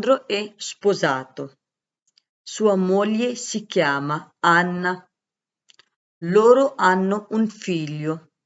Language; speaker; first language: Italian; non-native, fluent; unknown